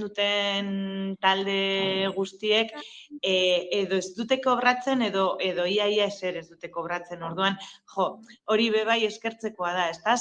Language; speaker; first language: Basque; native; Basque